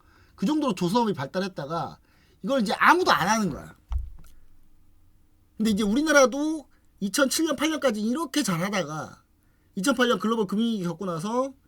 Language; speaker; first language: Korean; native; Korean